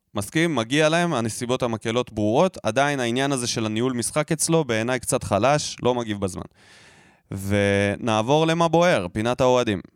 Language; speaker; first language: Hebrew; native; Hebrew